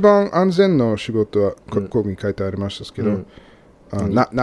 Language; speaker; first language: Japanese; non-native, learner; English